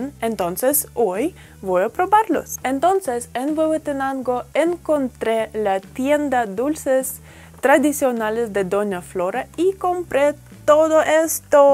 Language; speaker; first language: Spanish; non-native, fluent; Russian